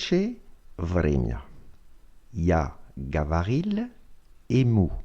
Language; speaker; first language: Russian; non-native, fluent; French